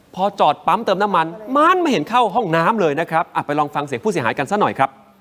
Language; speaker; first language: Thai; native; Thai